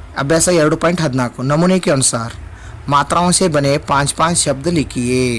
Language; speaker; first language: Hindi; non-native, local second language; Kannada